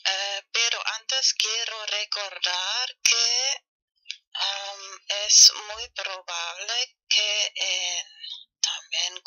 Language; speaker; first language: Spanish; non-native, fluent; German